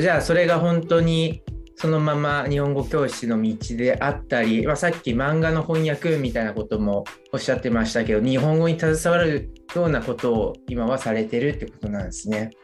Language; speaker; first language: Japanese; native; Japanese